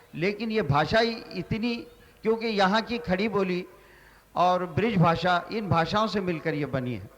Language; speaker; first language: Hindi; non-native, local second language; Marathi